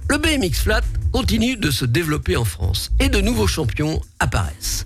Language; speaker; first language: French; native; French